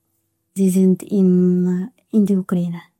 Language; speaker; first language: German; non-native, learner; Russian